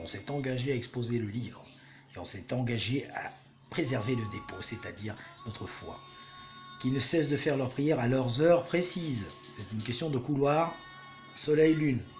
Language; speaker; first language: French; native; French